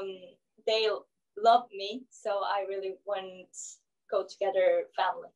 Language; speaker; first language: English; non-native, learner; Korean